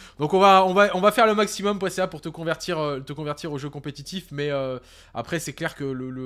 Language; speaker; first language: French; native; French